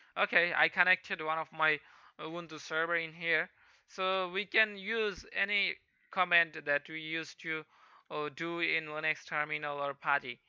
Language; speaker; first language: English; non-native, local second language; Hindi